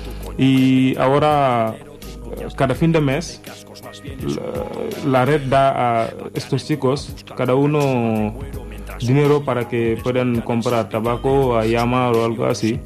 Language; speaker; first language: Spanish; non-native, learner; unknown